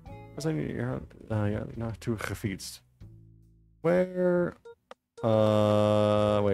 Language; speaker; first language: Dutch; non-native, learner; English